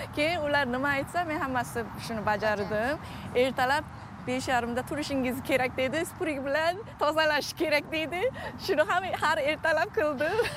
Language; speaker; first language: Uzbek; non-native, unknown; Korean